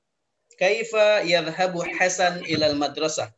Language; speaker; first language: Arabic; non-native, fluent; Indonesian